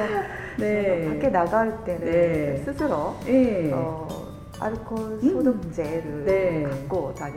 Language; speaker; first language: Korean; non-native, fluent; Japanese